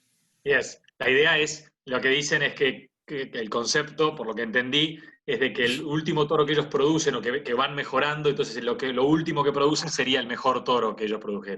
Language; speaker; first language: Spanish; native; Spanish